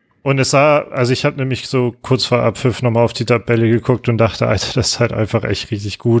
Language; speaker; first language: German; native; German